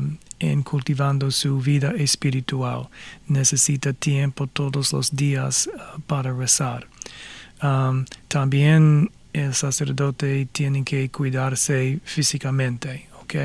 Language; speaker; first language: Spanish; non-native, fluent; English